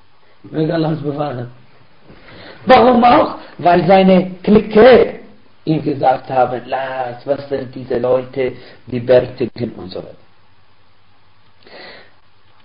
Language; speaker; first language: German; non-native, fluent; Arabic